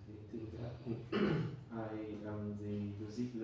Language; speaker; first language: English; non-native, learner; Vietnamese